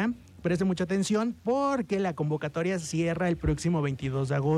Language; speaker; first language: Spanish; native; Spanish